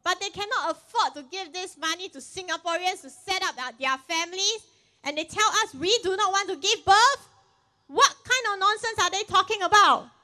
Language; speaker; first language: English; non-native, local second language; Chinese